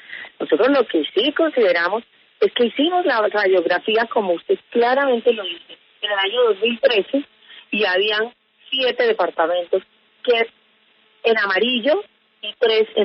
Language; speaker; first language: Spanish; native; Spanish